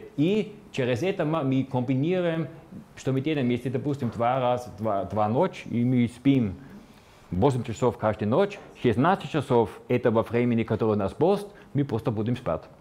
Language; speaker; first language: Russian; non-native, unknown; Slovenian